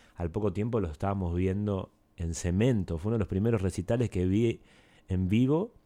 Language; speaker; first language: Spanish; native; Spanish